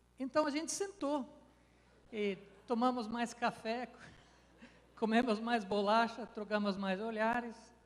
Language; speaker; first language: Portuguese; non-native, fluent; English